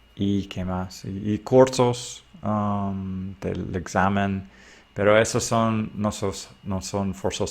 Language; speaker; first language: Spanish; non-native, fluent; English